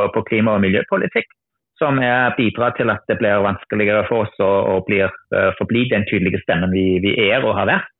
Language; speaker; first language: Norwegian; non-native, fluent; German